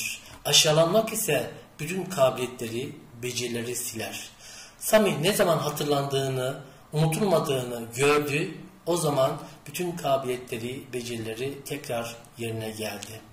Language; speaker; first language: Turkish; native; Turkish